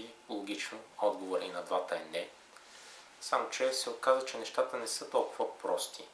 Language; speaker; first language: Bulgarian; native; Bulgarian